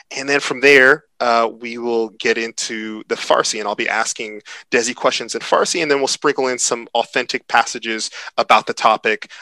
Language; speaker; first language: English; native; English